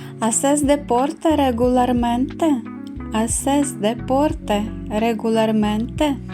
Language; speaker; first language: Spanish; non-native, fluent; Ukrainian